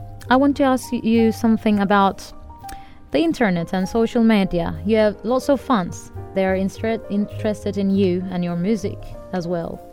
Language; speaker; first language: English; non-native, learner; Turkish